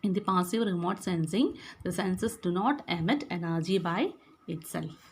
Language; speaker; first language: English; non-native, local second language; Malayalam